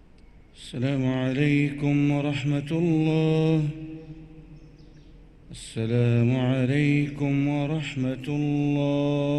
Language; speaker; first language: Arabic; native; Arabic